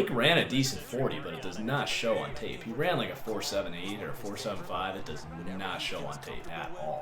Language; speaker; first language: English; native; English